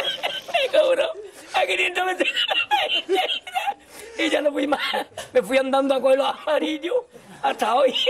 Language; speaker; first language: Spanish; native; Spanish